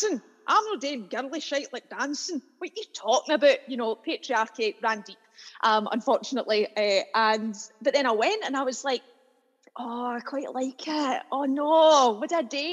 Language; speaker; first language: English; native; English